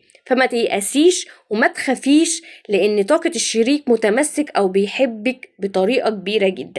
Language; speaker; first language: Arabic; native; Arabic